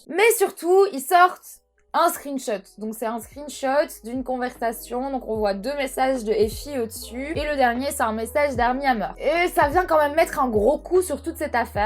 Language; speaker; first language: French; native; French